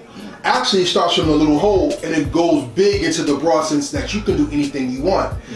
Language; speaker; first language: English; native; English